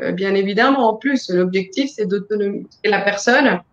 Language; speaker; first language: French; non-native, fluent; Spanish